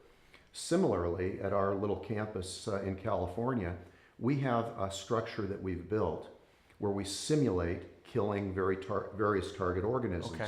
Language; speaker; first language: English; native; English